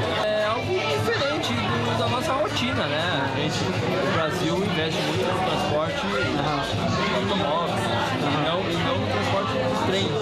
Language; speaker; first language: Portuguese; native; Portuguese